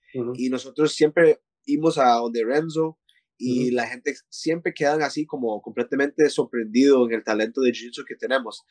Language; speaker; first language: Spanish; early bilingual, heritage; Spanish